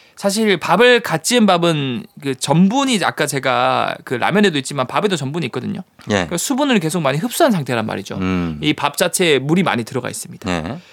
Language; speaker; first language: Korean; native; Korean